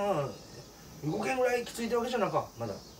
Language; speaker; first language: Japanese; native; Japanese